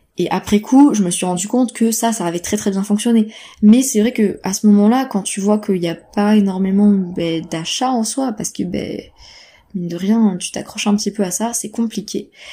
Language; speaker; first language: French; native; French